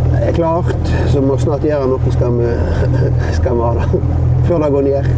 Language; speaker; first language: Norwegian; native; Norwegian